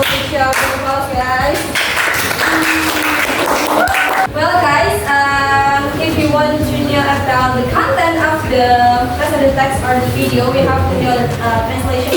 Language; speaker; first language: English; non-native, learner; Indonesian